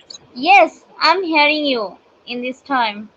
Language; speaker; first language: English; non-native, learner; Bangla